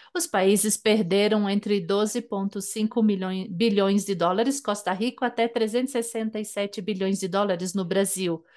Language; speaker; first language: Portuguese; non-native, fluent; German